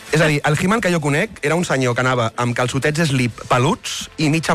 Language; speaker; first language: Catalan; native; Catalan